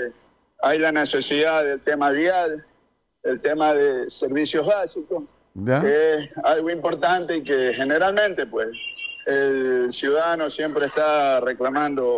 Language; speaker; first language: Spanish; native; Spanish